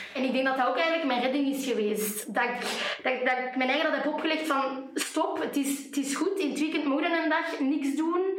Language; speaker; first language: Dutch; native; Dutch